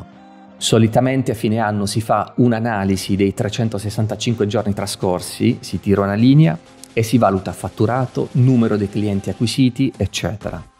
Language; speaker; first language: Italian; native; Italian